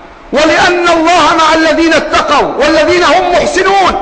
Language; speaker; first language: Arabic; native; Arabic